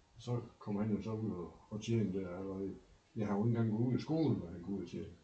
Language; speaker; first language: Danish; native; Danish